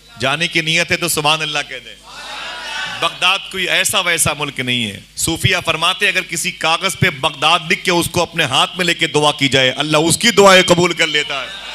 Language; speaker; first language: Hindi; native; Hindi